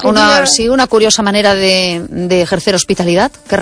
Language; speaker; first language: Spanish; native; Spanish